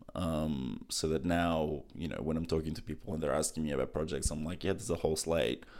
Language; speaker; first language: English; early bilingual, other home language; Macedonian